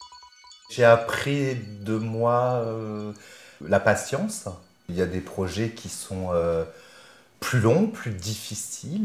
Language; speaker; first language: French; native; French